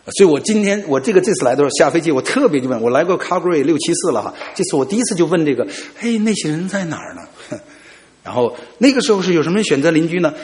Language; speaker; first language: Chinese; native; Chinese